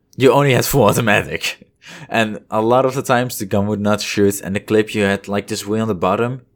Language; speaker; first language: English; non-native, fluent; Dutch